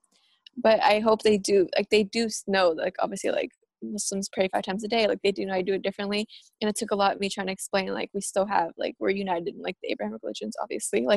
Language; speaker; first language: English; early bilingual, other home language; Spanish